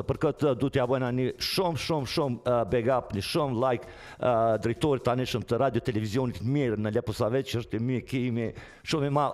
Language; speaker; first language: Albanian; native; Albanian